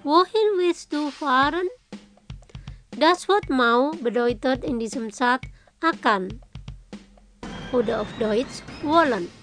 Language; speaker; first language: German; non-native, fluent; Indonesian